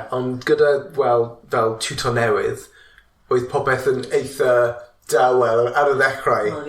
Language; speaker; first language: Welsh; non-native, local second language; English